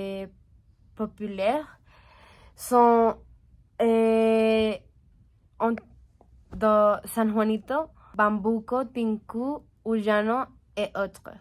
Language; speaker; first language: French; non-native, learner; Spanish